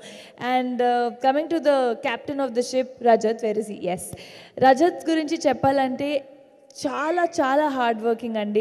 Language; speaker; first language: Telugu; non-native, fluent; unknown